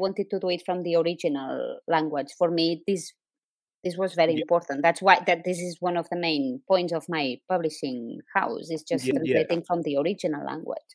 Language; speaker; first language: English; non-native, fluent; Spanish